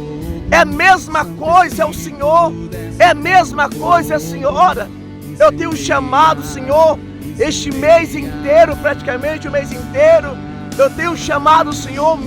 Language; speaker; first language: Portuguese; native; Portuguese